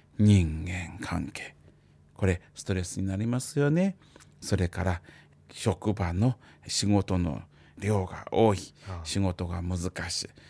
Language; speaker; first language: Japanese; non-native, fluent; Chinese